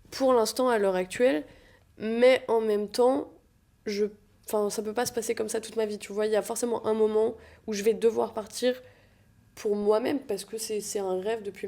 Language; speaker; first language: French; native; French